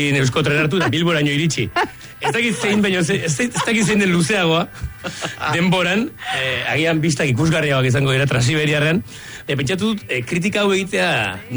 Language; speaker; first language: Basque; native; Basque